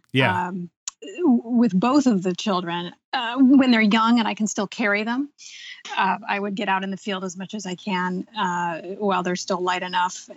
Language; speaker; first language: English; native; English